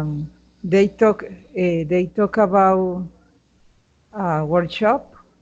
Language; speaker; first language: English; non-native, learner; Spanish